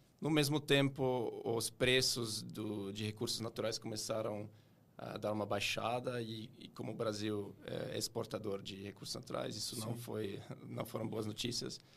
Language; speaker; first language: Portuguese; non-native, fluent; German